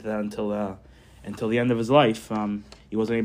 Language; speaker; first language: English; non-native, fluent; Hebrew